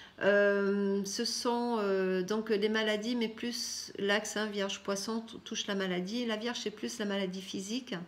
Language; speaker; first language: French; non-native, fluent; Persian